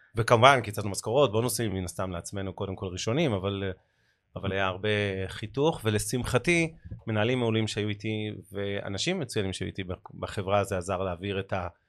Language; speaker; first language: Hebrew; native; Hebrew